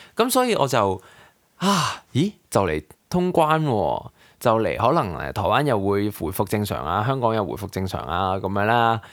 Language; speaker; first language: Cantonese; native; Cantonese